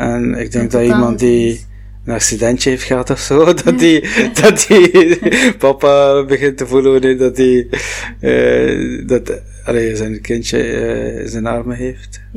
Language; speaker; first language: Dutch; non-native, local second language; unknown